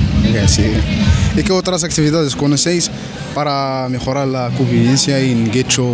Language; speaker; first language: Spanish; non-native, learner; Arabic